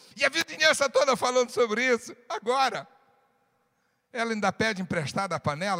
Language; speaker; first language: Portuguese; native; Portuguese